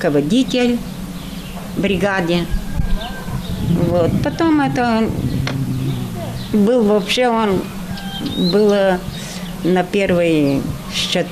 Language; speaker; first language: Russian; non-native, local second language; Albanian